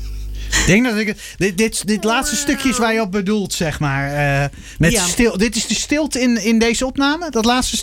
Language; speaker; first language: Dutch; native; Dutch